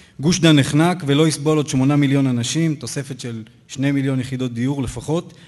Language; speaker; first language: Hebrew; native; Hebrew